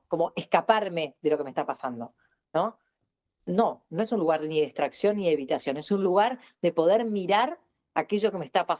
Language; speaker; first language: Spanish; native; Spanish